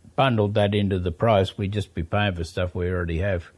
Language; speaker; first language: English; native; English